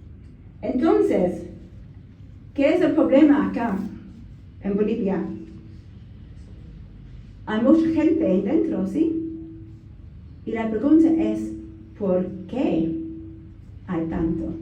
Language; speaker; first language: Spanish; non-native, learner; English